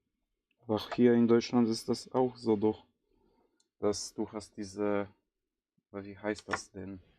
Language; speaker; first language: German; non-native, fluent; Polish